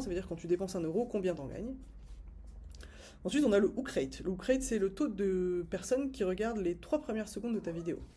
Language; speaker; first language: French; native; French